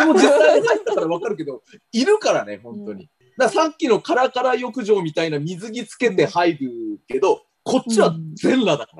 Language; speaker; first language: Japanese; native; Japanese